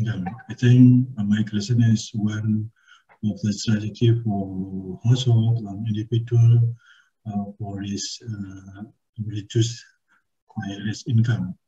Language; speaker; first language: English; non-native, learner; Indonesian